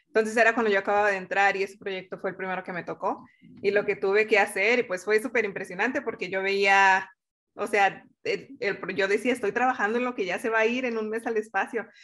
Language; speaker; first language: Spanish; native; Spanish